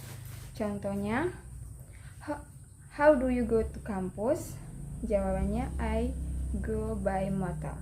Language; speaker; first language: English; non-native, learner; Indonesian